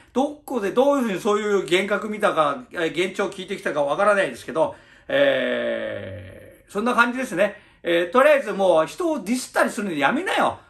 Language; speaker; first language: Japanese; early bilingual, other home language; Chinese